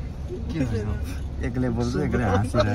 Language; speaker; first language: Arabic; non-native, learner; Nepali